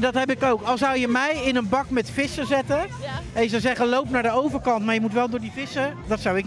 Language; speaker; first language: Dutch; native; Dutch